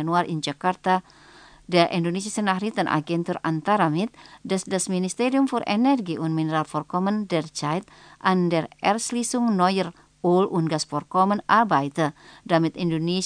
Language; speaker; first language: German; non-native, fluent; Indonesian